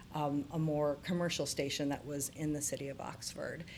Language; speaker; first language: English; native; English